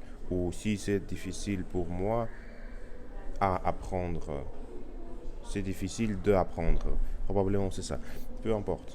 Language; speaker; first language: French; non-native, learner; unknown